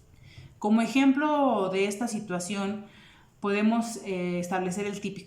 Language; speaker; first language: Spanish; native; Spanish